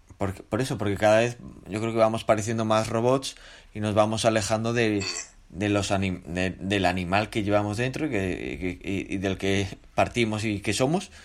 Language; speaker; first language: Spanish; native; Spanish